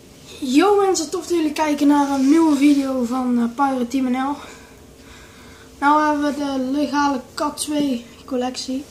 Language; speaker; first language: Dutch; native; Dutch